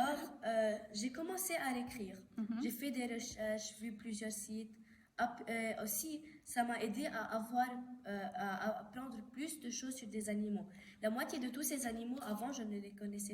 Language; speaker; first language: French; non-native, local second language; Arabic